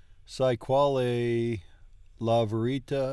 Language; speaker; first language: Italian; non-native, learner; English